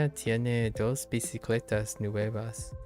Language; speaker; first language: Spanish; non-native, learner; English